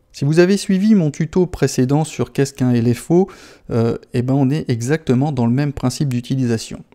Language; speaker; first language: French; native; French